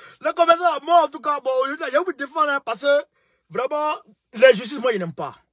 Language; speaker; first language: French; non-native, local second language; Bambara